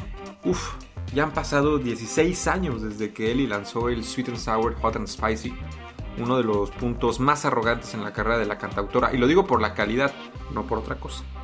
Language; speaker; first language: Spanish; native; Spanish